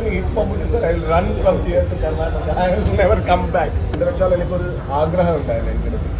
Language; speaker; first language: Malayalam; non-native, local second language; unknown